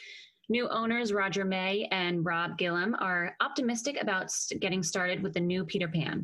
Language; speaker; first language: English; native; English